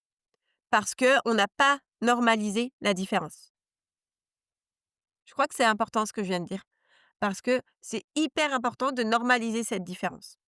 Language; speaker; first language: French; native; French